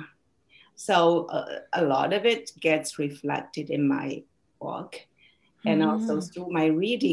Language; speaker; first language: English; non-native, fluent; Chinese